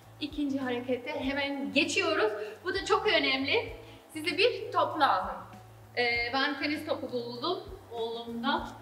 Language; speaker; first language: Turkish; non-native, fluent; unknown